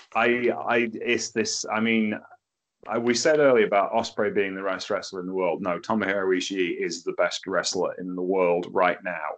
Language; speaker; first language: English; native; English